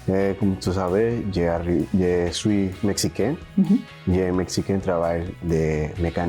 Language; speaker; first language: French; non-native, learner; Spanish